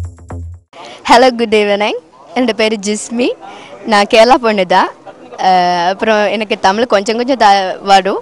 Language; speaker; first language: Tamil; non-native, learner; Malayalam